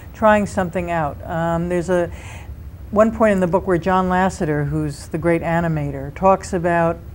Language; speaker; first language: English; native; English